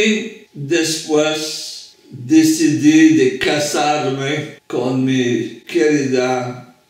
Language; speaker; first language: Spanish; non-native, fluent; French